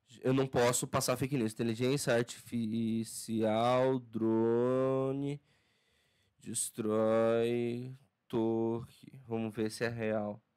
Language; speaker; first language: Portuguese; native; Portuguese